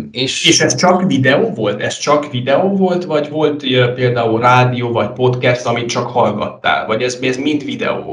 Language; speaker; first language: Hungarian; non-native, fluent; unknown